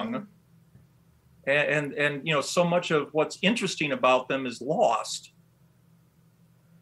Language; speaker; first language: English; native; English